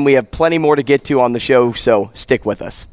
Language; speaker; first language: English; native; English